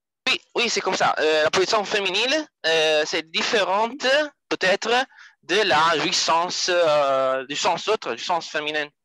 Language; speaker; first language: French; non-native, fluent; Italian